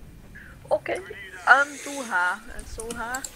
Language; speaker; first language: English; non-native, learner; Hungarian